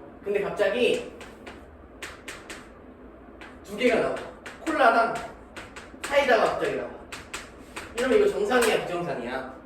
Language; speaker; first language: Korean; native; Korean